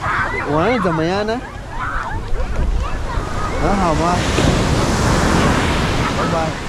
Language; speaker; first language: Chinese; non-native, learner; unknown